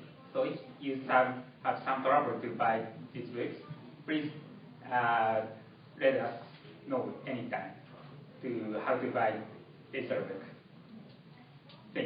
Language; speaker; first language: English; non-native, learner; Japanese